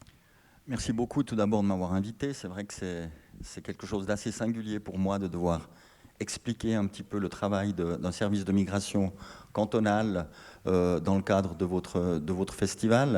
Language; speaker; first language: French; native; French